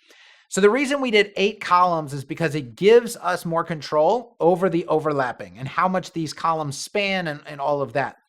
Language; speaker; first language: English; native; English